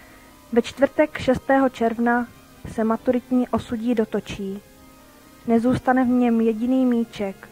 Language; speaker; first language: Czech; native; Czech